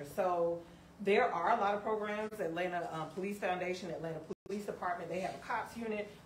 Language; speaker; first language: English; native; English